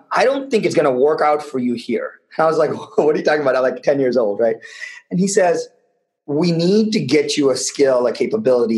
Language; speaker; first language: English; non-native, local second language; Tamil